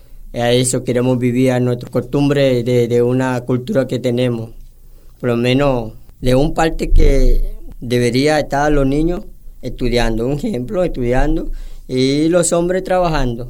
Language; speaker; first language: Spanish; non-native, local second language; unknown